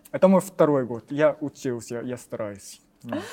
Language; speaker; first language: Russian; non-native, learner; Japanese